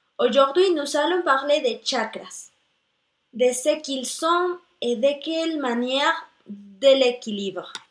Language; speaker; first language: French; non-native, learner; Spanish